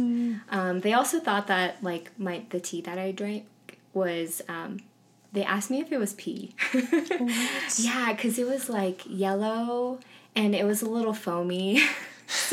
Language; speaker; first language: English; native; English